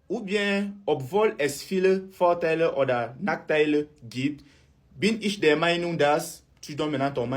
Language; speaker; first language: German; non-native, fluent; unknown